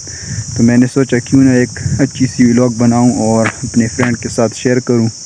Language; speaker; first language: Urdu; non-native, local second language; Pashto